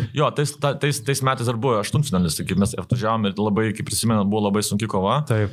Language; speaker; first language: Lithuanian; native; Lithuanian